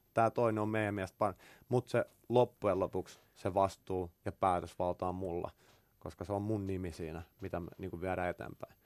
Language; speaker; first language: Finnish; native; Finnish